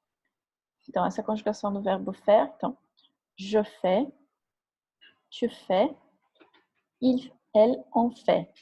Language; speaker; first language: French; non-native, fluent; Portuguese